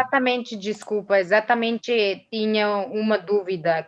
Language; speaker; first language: Portuguese; non-native, learner; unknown